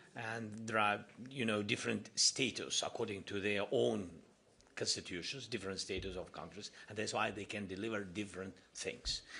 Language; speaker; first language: English; non-native, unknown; Ukrainian